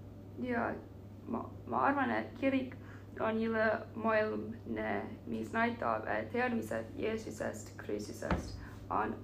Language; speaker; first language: Estonian; non-native, learner; Finnish